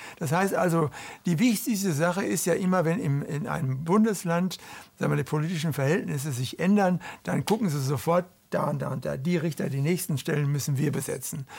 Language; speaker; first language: German; native; German